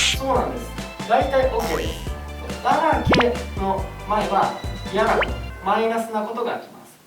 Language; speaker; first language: Japanese; native; Japanese